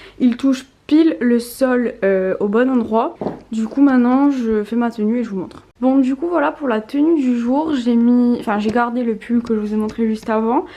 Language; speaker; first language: French; native; French